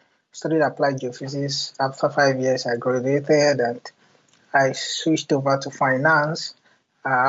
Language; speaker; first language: English; non-native, local second language; Yoruba